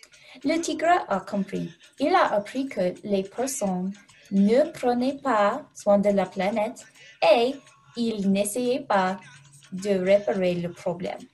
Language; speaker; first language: French; non-native, learner; English